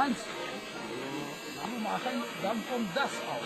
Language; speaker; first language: German; non-native, learner; Slovenian